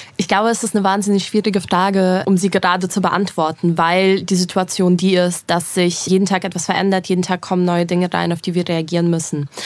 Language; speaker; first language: German; early bilingual, other home language; Russian